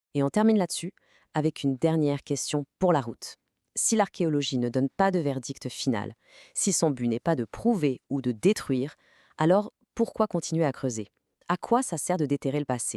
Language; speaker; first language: French; native; French